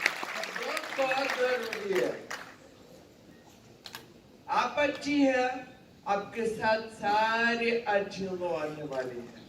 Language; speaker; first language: Hindi; non-native, learner; Ukrainian